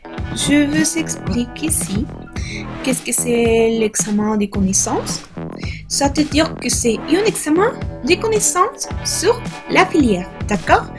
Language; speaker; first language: French; non-native, learner; Spanish